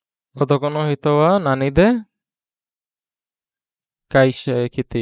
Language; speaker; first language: Japanese; non-native, fluent; Bangla